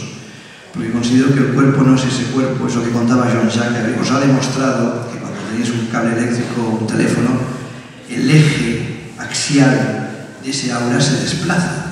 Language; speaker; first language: Spanish; native; Spanish